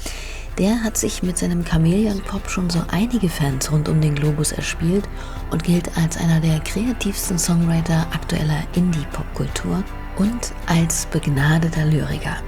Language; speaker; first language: German; native; German